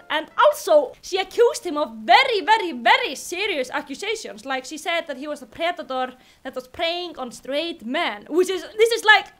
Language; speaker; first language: English; non-native, fluent; Icelandic